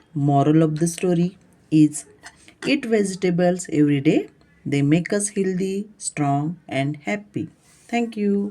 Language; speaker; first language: English; non-native, local second language; Marathi